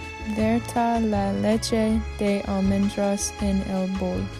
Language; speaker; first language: Spanish; non-native, learner; English